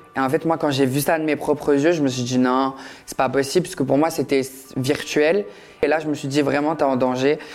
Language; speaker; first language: French; native; French